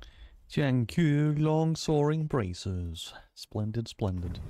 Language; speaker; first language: English; native; English